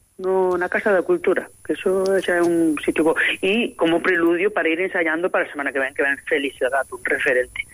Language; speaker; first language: Galician; native; Galician